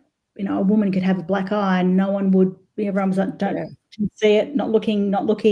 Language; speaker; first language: English; native; English